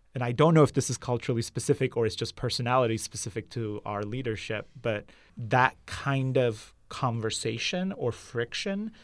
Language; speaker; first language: English; non-native, fluent; Turkish